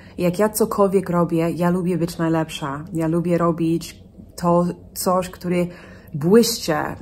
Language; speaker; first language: Polish; non-native, fluent; English